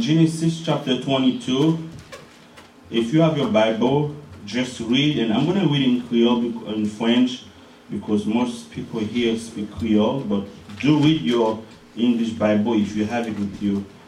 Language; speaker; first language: English; non-native, fluent; Haitian Creole